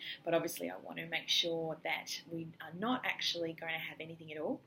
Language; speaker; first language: English; native; English